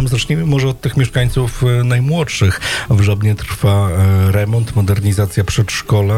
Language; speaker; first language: Polish; native; Polish